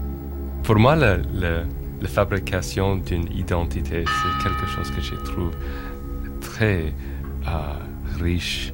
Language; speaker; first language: French; non-native, fluent; English